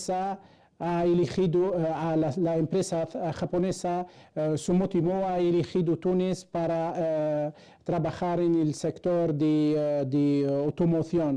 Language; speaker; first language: Spanish; non-native, fluent; Arabic